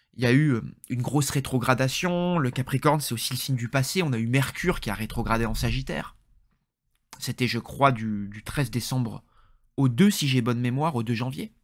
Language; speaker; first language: French; native; French